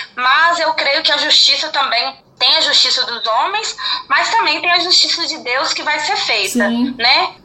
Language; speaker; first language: Portuguese; native; Portuguese